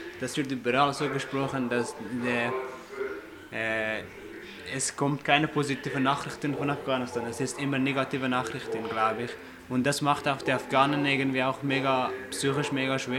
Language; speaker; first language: German; non-native, fluent; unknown